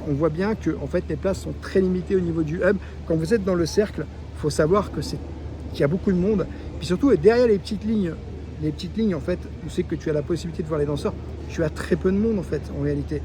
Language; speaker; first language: French; native; French